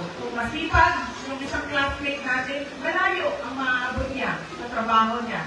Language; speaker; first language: Filipino; non-native, local second language; Cebuano